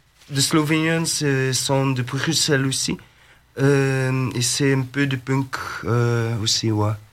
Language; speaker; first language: French; non-native, learner; Dutch